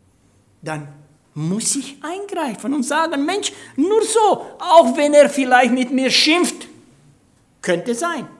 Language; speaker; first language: German; non-native, fluent; Romanian